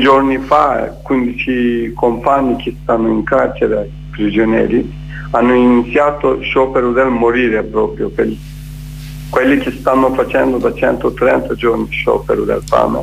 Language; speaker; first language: Italian; non-native, learner; Kurdish